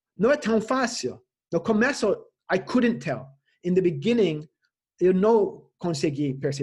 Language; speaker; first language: Portuguese; non-native, fluent; English